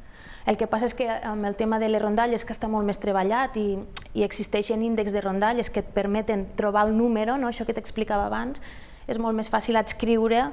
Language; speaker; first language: Catalan; native; Catalan